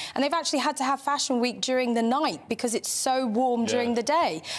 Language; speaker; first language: English; native; English